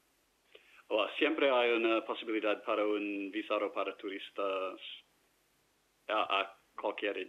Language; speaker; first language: Spanish; non-native, fluent; English